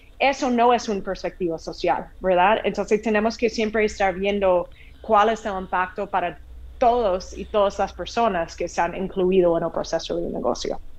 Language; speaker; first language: Spanish; non-native, fluent; English